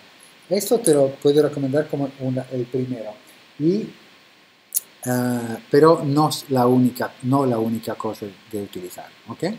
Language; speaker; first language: Spanish; non-native, fluent; Italian